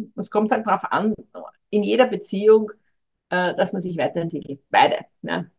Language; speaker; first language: German; native; German